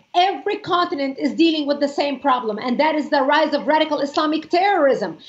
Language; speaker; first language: English; non-native, fluent; Arabic